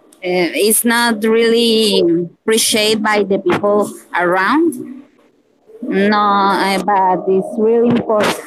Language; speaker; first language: English; non-native, learner; Spanish